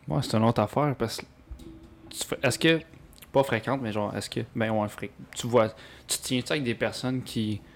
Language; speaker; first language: French; native; French